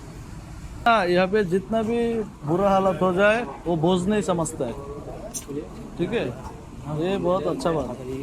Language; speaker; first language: Hindi; non-native, learner; Bangla